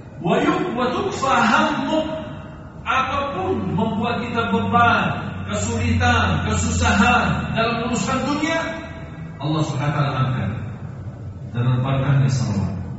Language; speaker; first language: Indonesian; non-native, fluent; Arabic